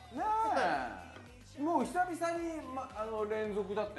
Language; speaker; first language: Japanese; native; Japanese